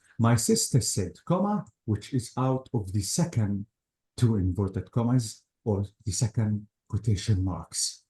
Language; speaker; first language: English; non-native, fluent; Arabic